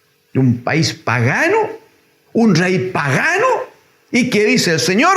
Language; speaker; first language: Spanish; native; Spanish